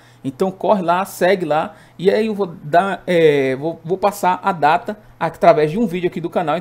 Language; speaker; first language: Portuguese; native; Portuguese